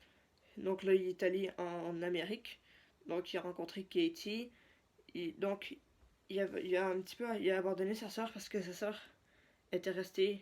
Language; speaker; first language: French; native; French